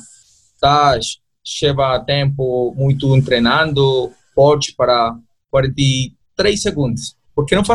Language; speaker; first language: Portuguese; non-native, learner; Spanish